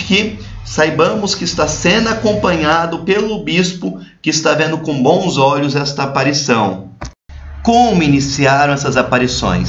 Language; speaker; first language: Portuguese; native; Portuguese